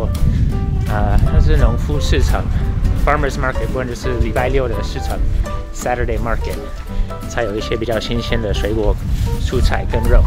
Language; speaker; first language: Chinese; non-native, fluent; English